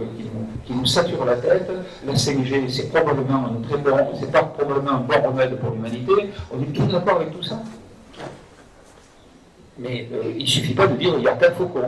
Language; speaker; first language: French; native; French